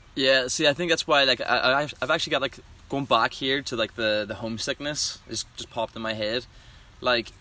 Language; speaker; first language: English; native; English